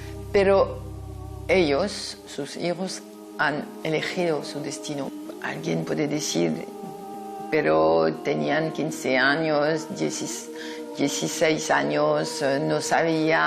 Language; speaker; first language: Spanish; non-native, fluent; French